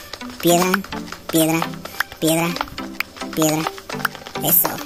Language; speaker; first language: Spanish; native; Spanish